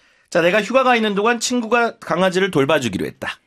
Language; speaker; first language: Korean; native; Korean